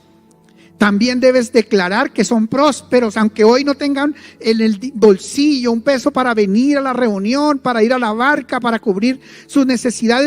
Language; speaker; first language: Spanish; native; Spanish